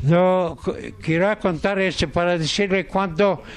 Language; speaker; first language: Spanish; non-native, fluent; Arabic